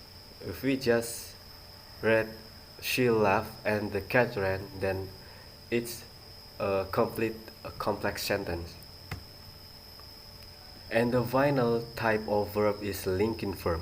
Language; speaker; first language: English; non-native, learner; Indonesian